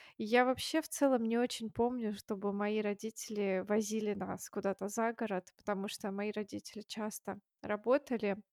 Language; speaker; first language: Russian; native; Russian